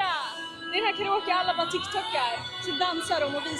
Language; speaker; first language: Swedish; early bilingual, other home language; Mongolian